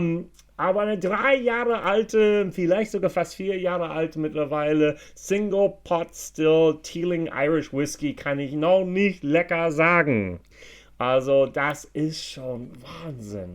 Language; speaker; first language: German; non-native, fluent; English